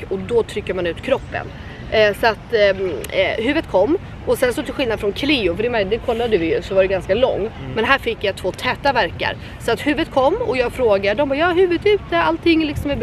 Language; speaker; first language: Swedish; native; Swedish